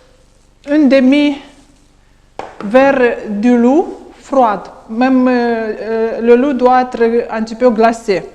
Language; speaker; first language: French; non-native, learner; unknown